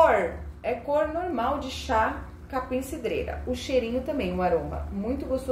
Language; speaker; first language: Portuguese; native; Portuguese